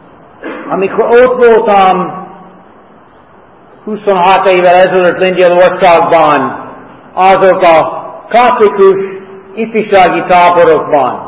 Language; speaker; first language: Hungarian; non-native, learner; English